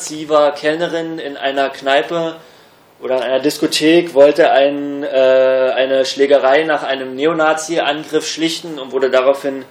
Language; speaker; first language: German; native; German